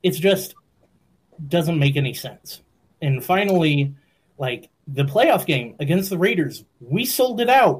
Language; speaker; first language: English; native; English